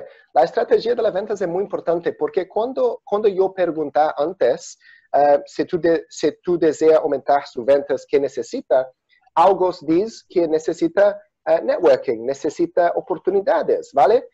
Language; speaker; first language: Spanish; non-native, learner; Portuguese